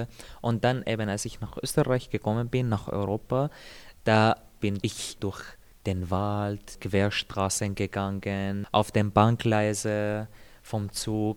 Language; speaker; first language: German; non-native, fluent; Arabic